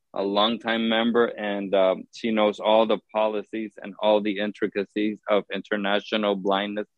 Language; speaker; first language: English; non-native, fluent; Spanish